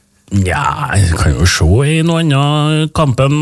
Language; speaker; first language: Norwegian; native; Norwegian